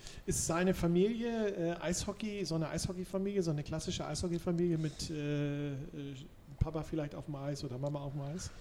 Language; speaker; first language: German; native; German